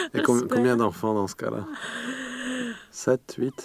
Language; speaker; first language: French; native; French